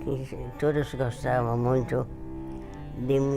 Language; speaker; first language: Portuguese; non-native, fluent; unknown